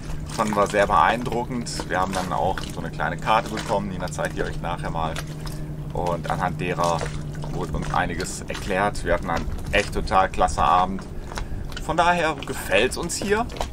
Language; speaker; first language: German; native; German